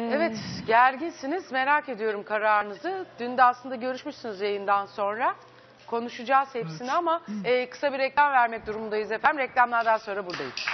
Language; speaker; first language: Turkish; native; Turkish